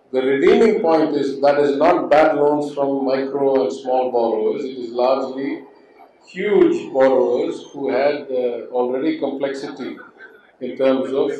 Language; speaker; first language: English; non-native, local second language; Tamil